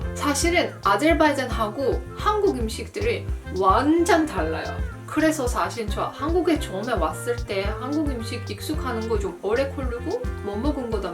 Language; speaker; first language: Korean; non-native, fluent; Azerbaijani